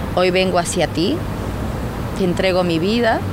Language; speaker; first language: Spanish; native; Spanish